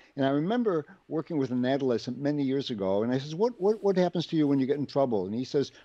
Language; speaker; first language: English; native; English